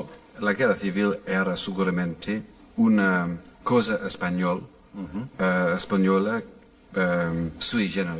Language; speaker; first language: Spanish; non-native, fluent; English